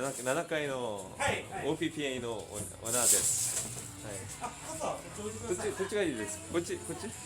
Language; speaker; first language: Japanese; non-native, learner; Korean